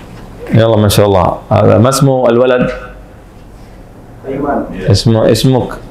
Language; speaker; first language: Arabic; non-native, fluent; Indonesian